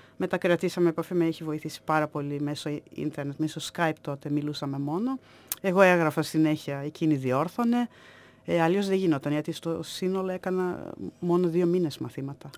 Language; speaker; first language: Greek; non-native, fluent; Turkish